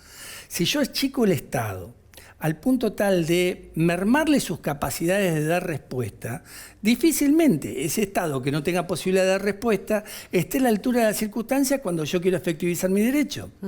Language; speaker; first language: Spanish; native; Spanish